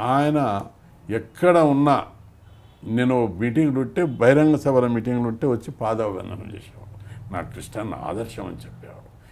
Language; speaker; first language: Telugu; native; Telugu